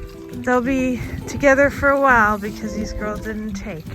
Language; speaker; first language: English; native; English